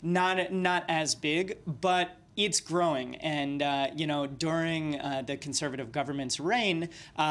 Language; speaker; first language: English; native; English